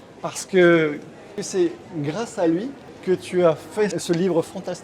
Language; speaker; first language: French; native; French